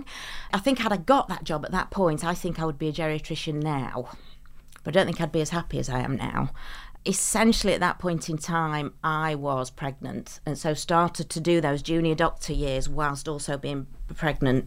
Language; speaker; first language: English; native; English